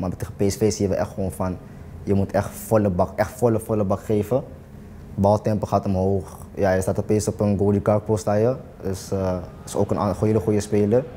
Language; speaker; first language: Dutch; native; Dutch